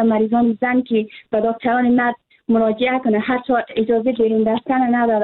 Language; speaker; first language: Persian; native; Persian